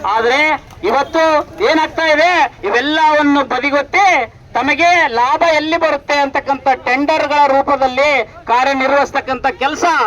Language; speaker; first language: Kannada; native; Kannada